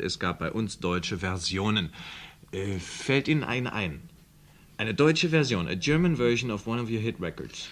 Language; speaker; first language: German; native; German